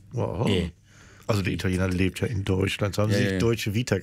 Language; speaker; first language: German; native; German